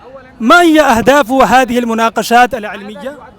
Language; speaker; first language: Arabic; non-native, fluent; Urdu